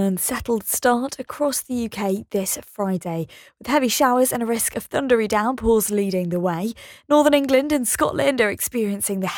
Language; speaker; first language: English; native; English